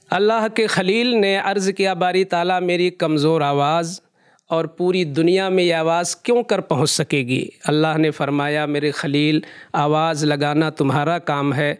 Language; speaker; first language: Hindi; native; Hindi